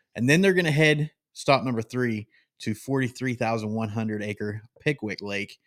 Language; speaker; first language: English; native; English